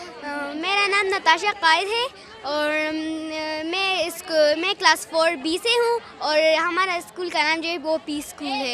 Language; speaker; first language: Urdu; non-native, local second language; Pashto